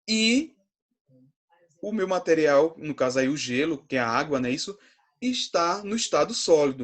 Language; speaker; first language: Portuguese; native; Portuguese